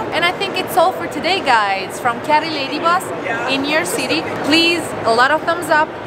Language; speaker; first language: English; non-native, fluent; Italian